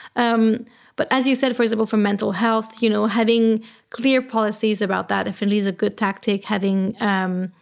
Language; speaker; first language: English; non-native, fluent; French